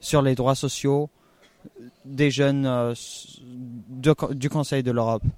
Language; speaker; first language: French; non-native, fluent; German